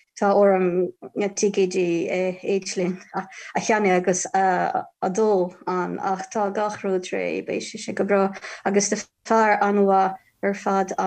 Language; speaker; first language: Irish; non-native, fluent; Ukrainian